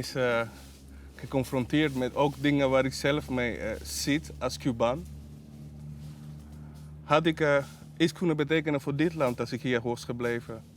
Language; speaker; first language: Dutch; non-native, fluent; Spanish